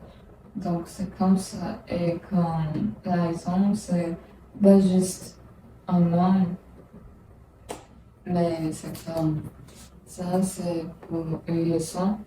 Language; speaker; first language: French; non-native, learner; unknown